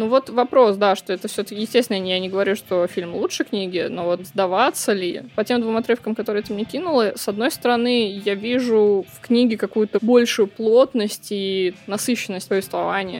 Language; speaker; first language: Russian; native; Russian